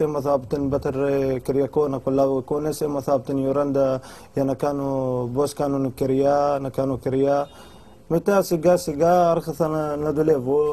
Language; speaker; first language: Greek; non-native, learner; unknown